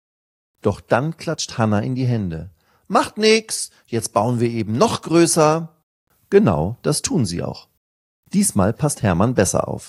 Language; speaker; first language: German; native; German